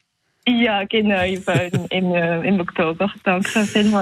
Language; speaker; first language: German; non-native, local second language; French